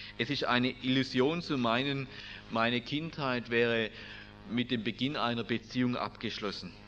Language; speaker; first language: German; native; German